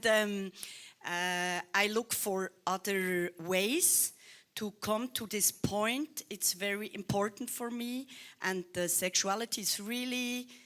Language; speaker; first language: English; non-native, learner; Swiss German